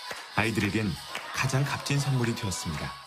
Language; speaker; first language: Korean; native; Korean